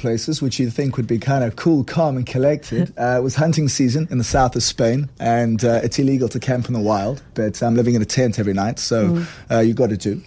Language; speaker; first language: English; native; English